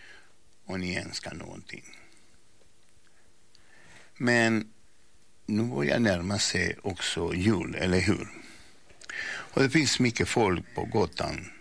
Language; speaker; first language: Swedish; non-native, fluent; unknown